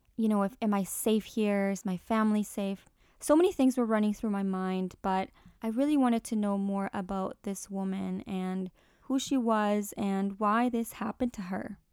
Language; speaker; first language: English; early bilingual, other home language; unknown